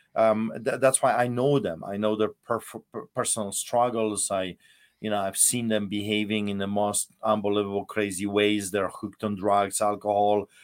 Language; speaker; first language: English; non-native, fluent; Polish